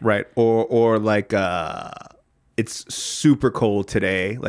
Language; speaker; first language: English; early bilingual, other home language; Korean